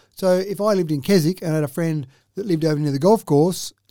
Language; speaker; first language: English; native; English